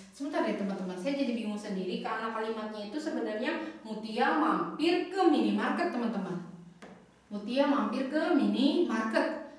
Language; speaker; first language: Indonesian; native; Indonesian